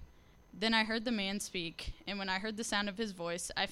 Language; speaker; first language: English; native; English